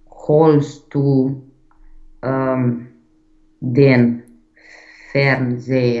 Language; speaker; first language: German; non-native, learner; Romanian